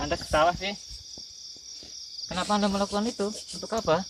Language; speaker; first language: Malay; non-native, local second language; Javanese